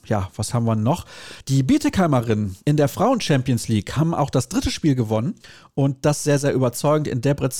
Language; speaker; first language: German; native; German